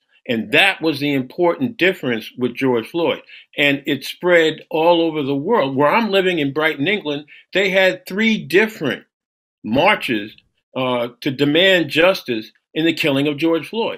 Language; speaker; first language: English; native; English